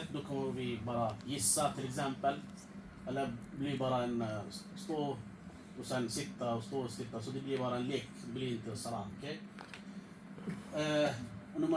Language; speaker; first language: Swedish; non-native, fluent; Urdu